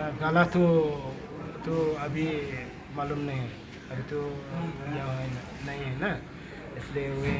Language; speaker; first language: Hindi; non-native, local second language; Khasi